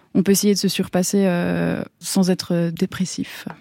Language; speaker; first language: French; native; French